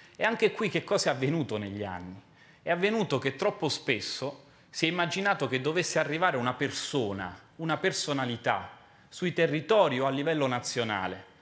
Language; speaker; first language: Italian; native; Italian